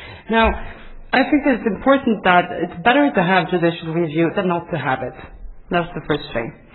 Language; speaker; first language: English; non-native, fluent; Swedish